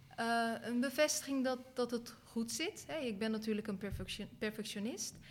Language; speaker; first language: Dutch; early bilingual, other home language; Turkish